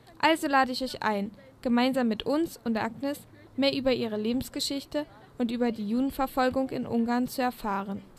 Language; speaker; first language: German; native; German